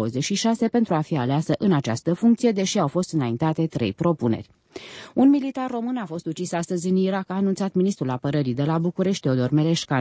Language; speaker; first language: Romanian; native; Romanian